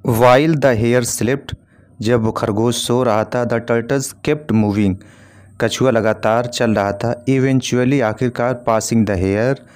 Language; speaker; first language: Hindi; native; Hindi